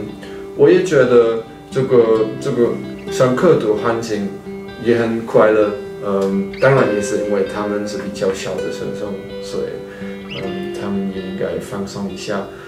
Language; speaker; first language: Chinese; non-native, fluent; German